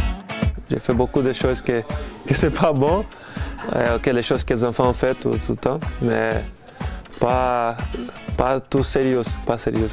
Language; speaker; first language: French; non-native, learner; Portuguese